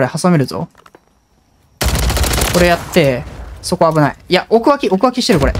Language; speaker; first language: Japanese; native; Japanese